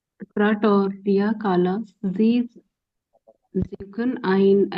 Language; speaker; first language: German; non-native, learner; Hindi